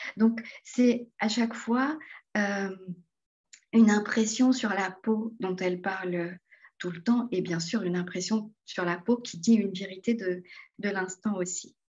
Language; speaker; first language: French; non-native, local second language; Morisyen